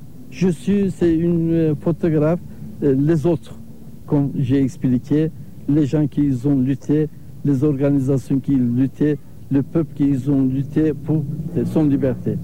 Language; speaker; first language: French; non-native, learner; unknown